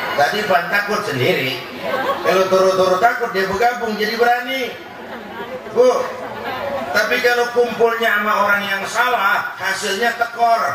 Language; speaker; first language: Indonesian; native; Indonesian